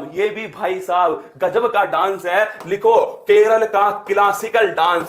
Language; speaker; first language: Hindi; native; Hindi